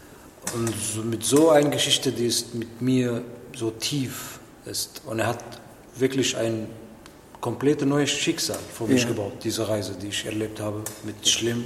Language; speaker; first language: German; non-native, learner; Arabic